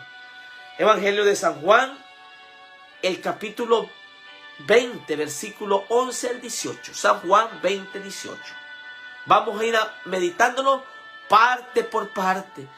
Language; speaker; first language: Spanish; native; Spanish